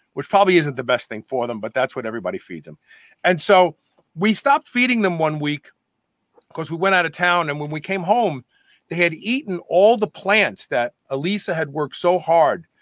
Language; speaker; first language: English; native; English